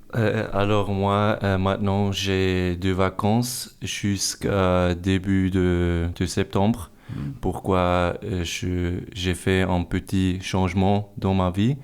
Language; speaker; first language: French; non-native, fluent; German